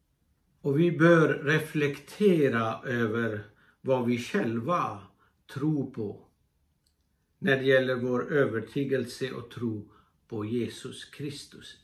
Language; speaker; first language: Swedish; non-native, fluent; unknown